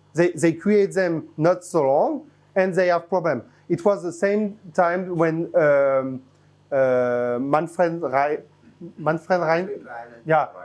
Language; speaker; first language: English; non-native, fluent; French